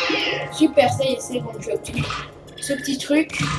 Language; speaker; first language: French; native; French